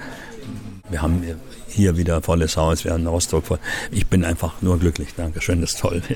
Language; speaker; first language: German; native; German